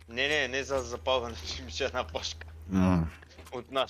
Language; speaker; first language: Bulgarian; native; Bulgarian